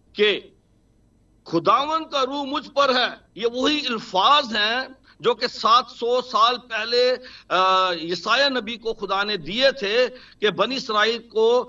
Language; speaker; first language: Urdu; non-native, local second language; Punjabi